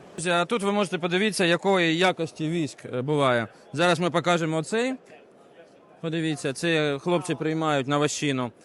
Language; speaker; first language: Ukrainian; native; Ukrainian